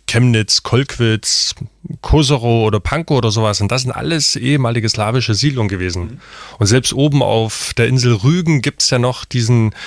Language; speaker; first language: German; non-native, local second language; Upper Sorbian